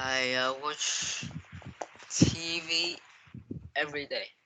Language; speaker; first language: English; non-native, learner; Vietnamese